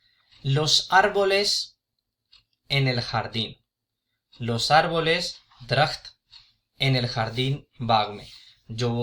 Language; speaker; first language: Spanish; non-native, fluent; Urdu